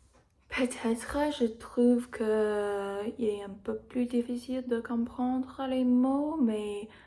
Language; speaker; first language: French; non-native, learner; English